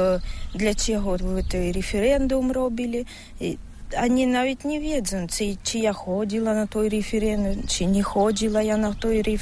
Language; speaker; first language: Ukrainian; non-native, local second language; Russian